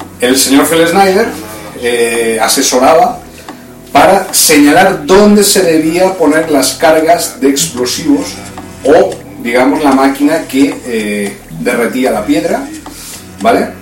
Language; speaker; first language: Spanish; native; Spanish